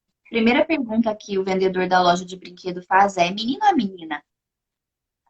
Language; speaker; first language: Portuguese; native; Portuguese